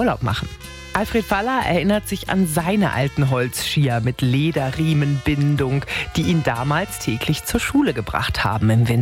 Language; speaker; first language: German; native; German